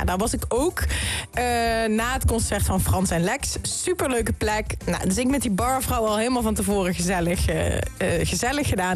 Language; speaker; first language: Dutch; native; Dutch